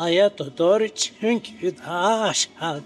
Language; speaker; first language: Turkish; non-native, local second language; Greek